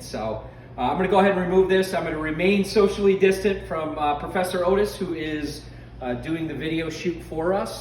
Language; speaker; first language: English; native; English